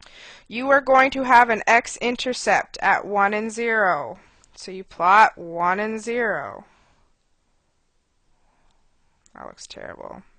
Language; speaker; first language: English; native; English